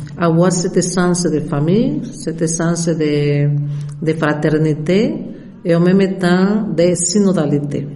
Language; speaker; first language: French; non-native, fluent; Spanish